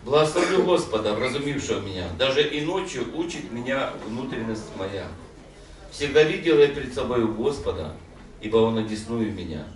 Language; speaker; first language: Russian; non-native, local second language; Ukrainian